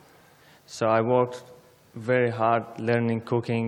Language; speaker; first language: English; non-native, learner; Armenian